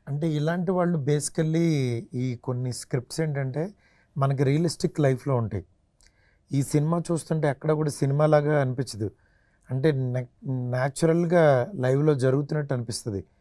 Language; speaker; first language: Telugu; native; Telugu